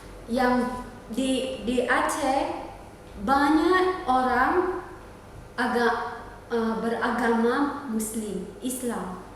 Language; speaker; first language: Indonesian; non-native, learner; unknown